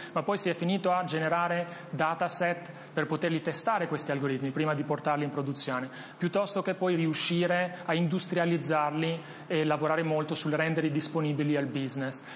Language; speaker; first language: Italian; non-native, fluent; Albanian